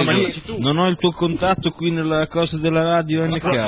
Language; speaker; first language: Italian; native; Italian